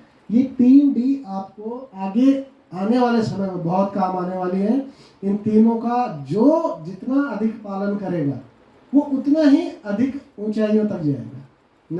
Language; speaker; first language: Hindi; native; Hindi